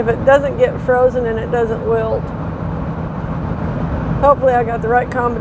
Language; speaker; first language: English; native; English